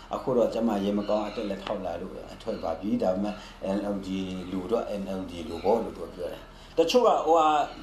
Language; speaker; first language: Burmese; non-native, local second language; Kachin